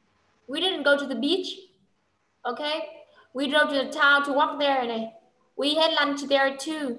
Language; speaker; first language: English; non-native, fluent; Vietnamese